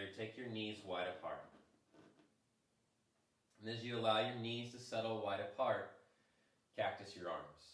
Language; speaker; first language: English; native; English